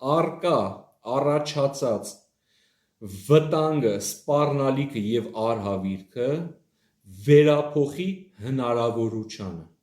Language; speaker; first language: Armenian; native; Armenian